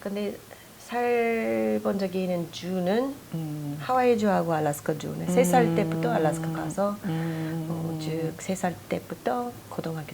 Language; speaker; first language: Korean; non-native, fluent; English